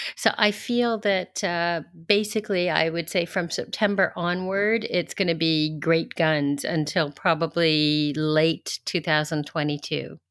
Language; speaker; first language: English; native; English